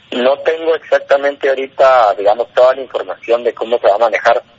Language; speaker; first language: Spanish; native; Spanish